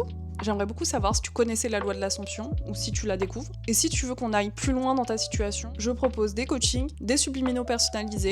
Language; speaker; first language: French; native; French